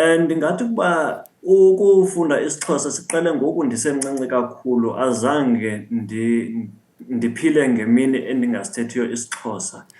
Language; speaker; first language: Xhosa; non-native, local second language; English